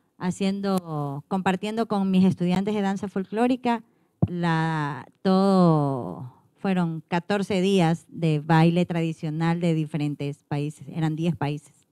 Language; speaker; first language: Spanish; native; Spanish